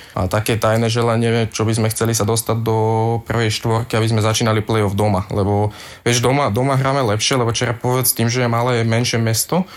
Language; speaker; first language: Slovak; native; Slovak